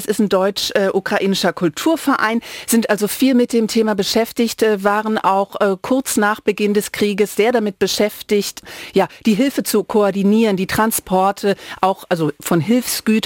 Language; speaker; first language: German; native; German